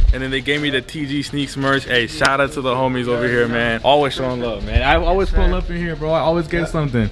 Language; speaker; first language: English; early bilingual, other home language; Spanish